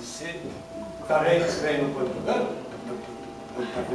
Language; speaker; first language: Portuguese; non-native, learner; Ukrainian